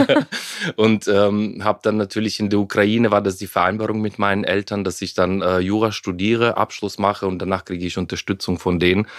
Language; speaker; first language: German; non-native, fluent; Ukrainian